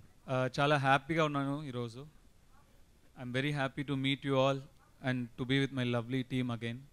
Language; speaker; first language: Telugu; non-native, learner; Tamil